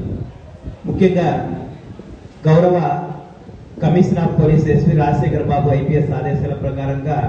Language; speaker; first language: Telugu; native; Telugu